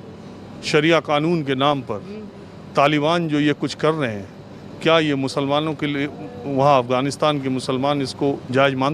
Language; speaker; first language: Hindi; native; Hindi